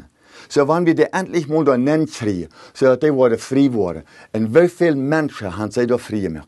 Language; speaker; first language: German; early bilingual, heritage; Plautdietsch